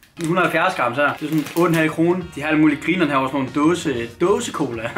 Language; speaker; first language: Danish; native; Danish